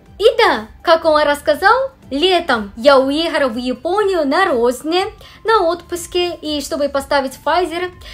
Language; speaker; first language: Russian; non-native, fluent; Japanese